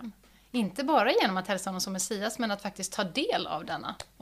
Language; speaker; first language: Swedish; native; Swedish